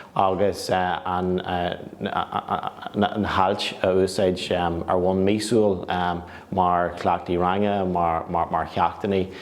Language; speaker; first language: Irish; non-native, local second language; English